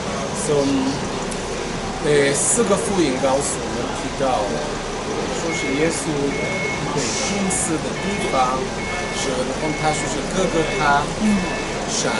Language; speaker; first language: Chinese; non-native, fluent; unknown